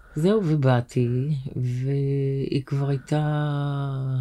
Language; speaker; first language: Hebrew; native; Hebrew